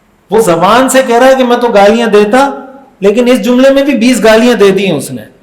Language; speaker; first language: Urdu; native; Urdu